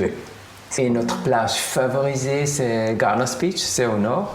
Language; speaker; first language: French; non-native, fluent; German